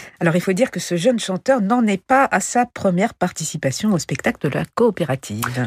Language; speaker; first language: French; native; French